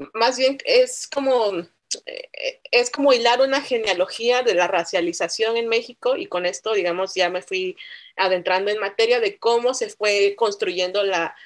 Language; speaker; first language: Spanish; native; Spanish